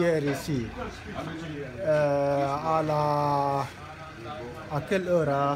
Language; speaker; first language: Italian; non-native, learner; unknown